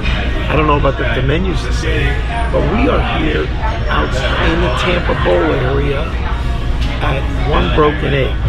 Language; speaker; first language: English; native; English